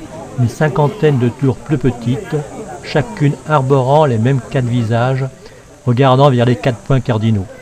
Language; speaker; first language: French; native; French